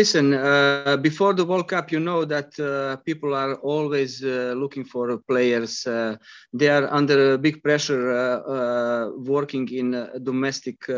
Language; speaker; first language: English; non-native, fluent; Croatian